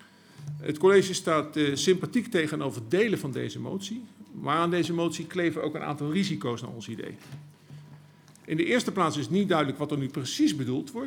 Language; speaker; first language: Dutch; native; Dutch